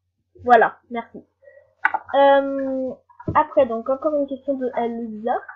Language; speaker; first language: French; native; French